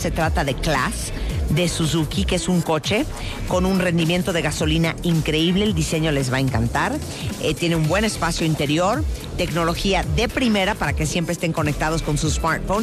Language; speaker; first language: Spanish; native; Spanish